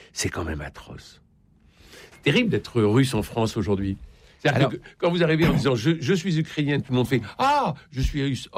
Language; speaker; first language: French; native; French